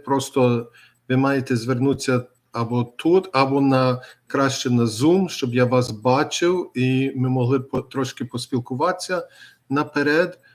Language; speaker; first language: Ukrainian; early bilingual, heritage; Ukrainian